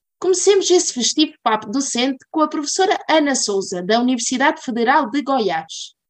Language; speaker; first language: Portuguese; early bilingual, heritage; Portuguese